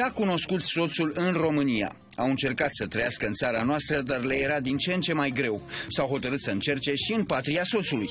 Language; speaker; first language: Romanian; native; Romanian